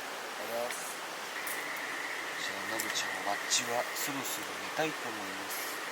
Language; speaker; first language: Japanese; native; Japanese